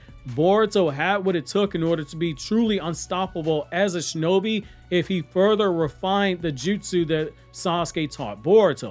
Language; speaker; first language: English; native; English